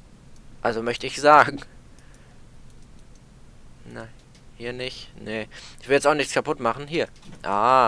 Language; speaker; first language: German; native; German